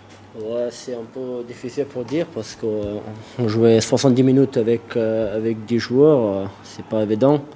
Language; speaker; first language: French; non-native, learner; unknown